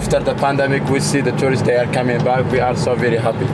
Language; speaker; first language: English; non-native, fluent; Central Atlas Tamazight